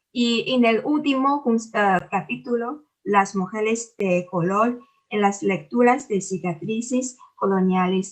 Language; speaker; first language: Spanish; non-native, fluent; Chinese